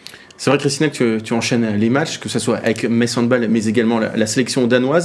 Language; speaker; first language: French; native; French